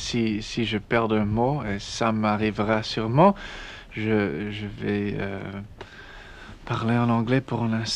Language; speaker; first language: French; non-native, learner; English